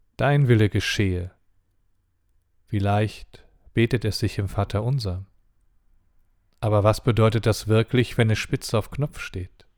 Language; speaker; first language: German; native; German